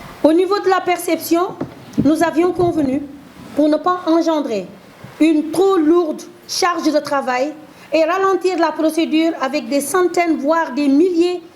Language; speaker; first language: French; non-native, local second language; Wolof